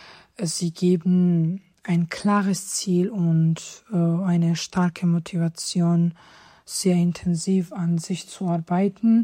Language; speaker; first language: German; non-native, fluent; Georgian